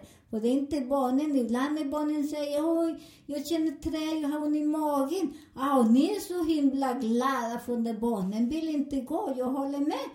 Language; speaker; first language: Swedish; non-native, learner; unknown